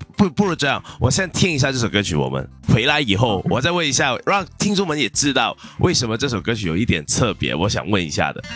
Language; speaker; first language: Chinese; non-native, local second language; Cantonese